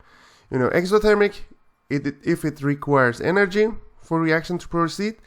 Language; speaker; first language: English; non-native, fluent; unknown